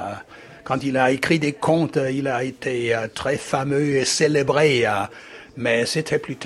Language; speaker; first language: French; non-native, fluent; Danish